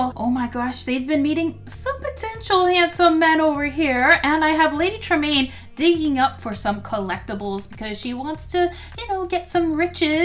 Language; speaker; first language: English; native; English